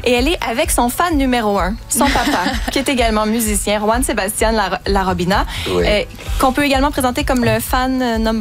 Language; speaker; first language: French; native; French